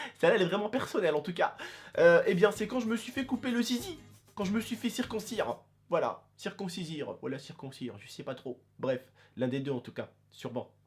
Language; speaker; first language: French; early bilingual, other home language; Arabic